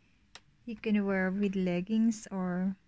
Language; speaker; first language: English; non-native, fluent; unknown